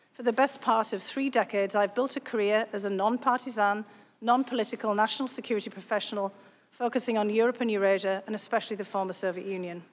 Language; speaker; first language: English; native; English